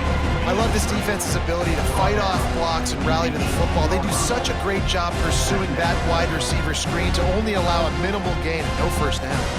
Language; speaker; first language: English; native; English